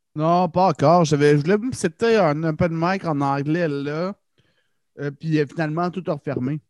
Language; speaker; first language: French; native; French